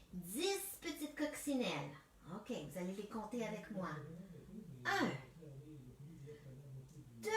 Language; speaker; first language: French; native; French